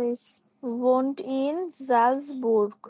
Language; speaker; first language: German; non-native, learner; Bangla